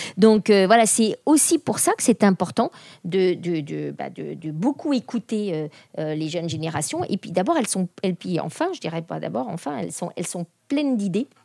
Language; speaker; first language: French; native; French